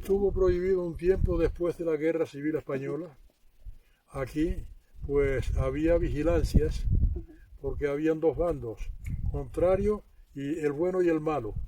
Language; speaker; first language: Spanish; native; Spanish